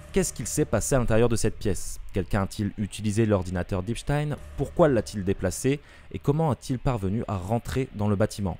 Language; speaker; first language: French; native; French